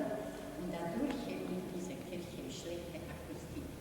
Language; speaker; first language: German; non-native, learner; Slovak